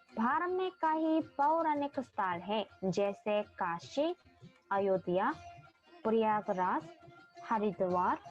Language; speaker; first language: Hindi; non-native, learner; Korean